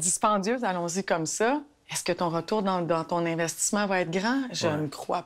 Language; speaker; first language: French; native; French